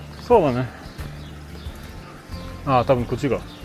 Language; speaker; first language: Japanese; non-native, learner; French